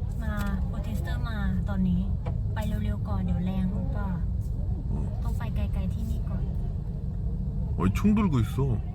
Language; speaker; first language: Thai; non-native, fluent; Korean